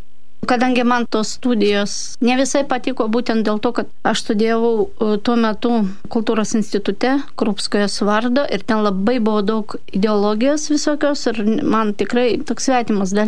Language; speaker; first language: Lithuanian; non-native, fluent; Russian